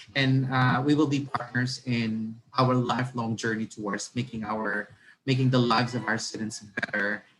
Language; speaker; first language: English; non-native, local second language; Filipino